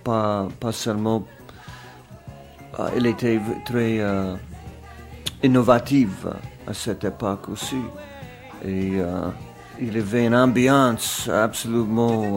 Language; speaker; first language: French; non-native, fluent; English